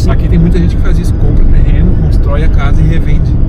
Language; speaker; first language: Portuguese; native; Portuguese